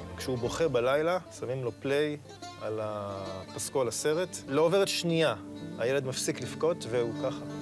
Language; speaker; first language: Hebrew; native; Hebrew